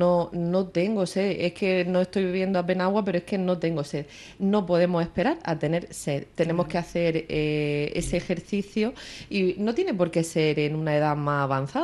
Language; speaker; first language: Spanish; native; Spanish